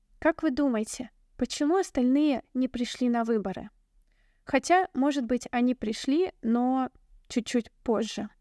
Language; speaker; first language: Russian; native; Russian